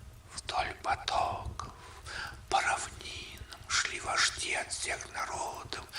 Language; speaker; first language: Russian; native; Russian